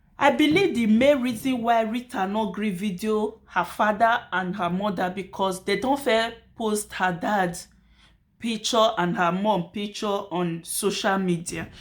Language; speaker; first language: Nigerian Pidgin; native; Nigerian Pidgin